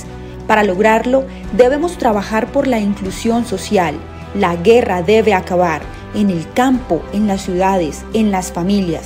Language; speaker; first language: Spanish; native; Spanish